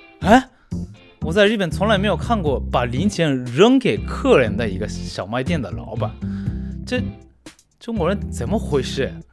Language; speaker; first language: Chinese; non-native, fluent; Japanese